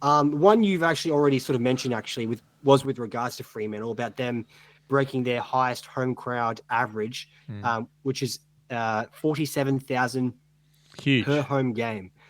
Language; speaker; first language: English; native; English